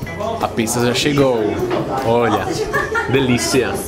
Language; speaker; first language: Portuguese; non-native, fluent; Czech